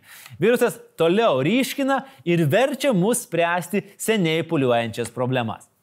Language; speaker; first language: Lithuanian; native; Lithuanian